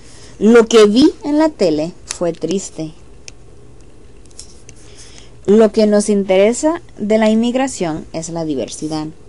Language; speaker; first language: Spanish; non-native, fluent; English